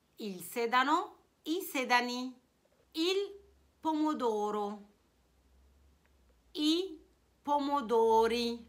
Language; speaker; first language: Italian; non-native, fluent; Arabic